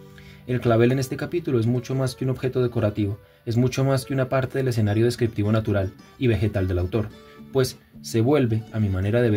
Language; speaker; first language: Spanish; native; Spanish